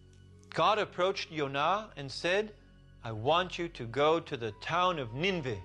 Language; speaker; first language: English; native; English